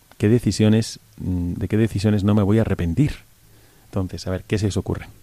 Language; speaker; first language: Spanish; native; Spanish